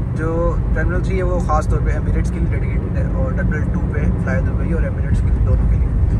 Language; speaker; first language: Urdu; native; Urdu